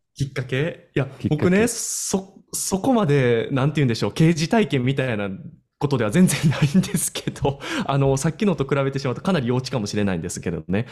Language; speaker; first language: Japanese; native; Japanese